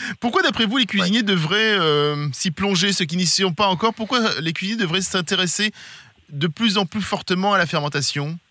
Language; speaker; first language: French; native; French